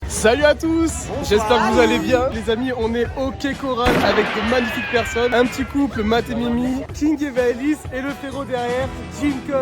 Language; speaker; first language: French; native; French